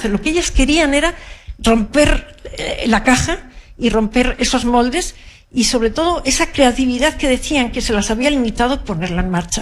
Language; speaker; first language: Spanish; native; Spanish